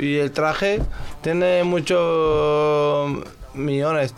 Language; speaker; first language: Spanish; non-native, local second language; Arabic